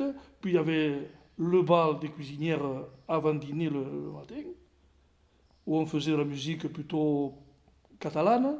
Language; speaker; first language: French; native; French